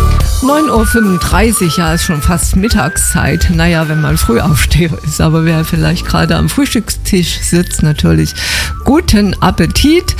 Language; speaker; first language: German; native; German